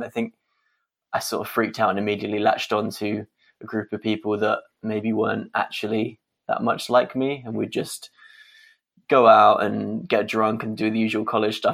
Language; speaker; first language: English; native; English